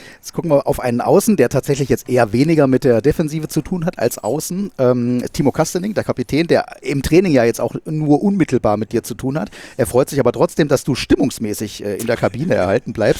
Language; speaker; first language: German; native; German